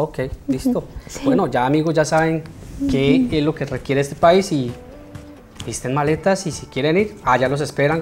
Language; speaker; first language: Spanish; native; Spanish